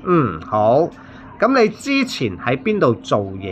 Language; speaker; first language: Cantonese; native; Cantonese